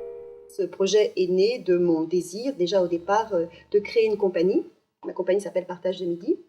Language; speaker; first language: French; native; French